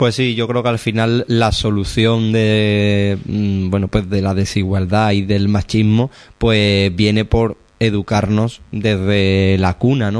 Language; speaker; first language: Spanish; native; Spanish